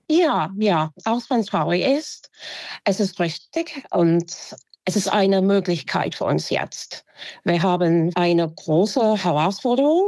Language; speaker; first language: German; non-native, fluent; English